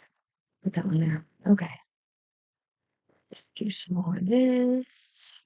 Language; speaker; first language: English; native; English